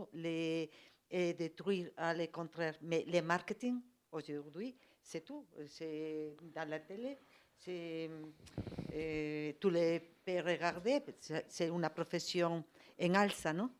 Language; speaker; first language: French; non-native, learner; Spanish